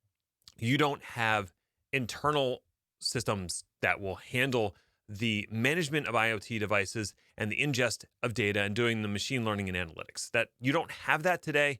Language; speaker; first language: English; native; English